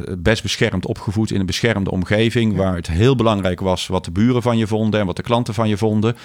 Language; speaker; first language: Dutch; native; Dutch